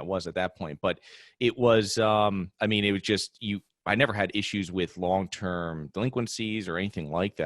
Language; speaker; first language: English; native; English